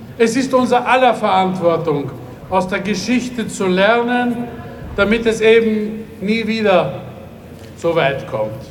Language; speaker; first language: German; native; German